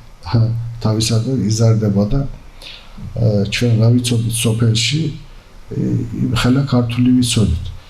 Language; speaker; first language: Georgian; early bilingual, heritage; Georgian